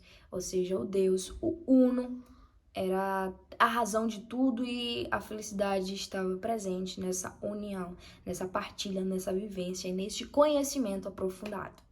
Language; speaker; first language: Portuguese; native; Portuguese